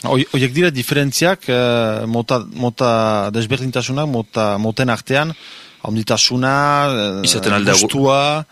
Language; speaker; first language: Basque; native; Basque